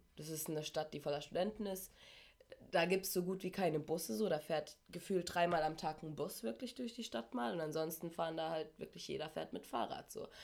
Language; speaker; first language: German; early bilingual, heritage; German